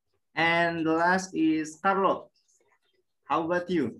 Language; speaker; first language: English; non-native, learner; Indonesian